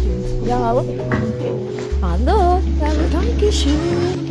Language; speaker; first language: German; non-native, learner; Filipino